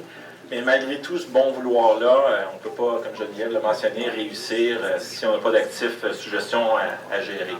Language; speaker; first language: French; native; French